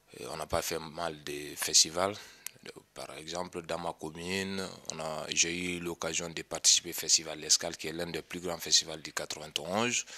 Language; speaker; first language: French; non-native, local second language; Mandingo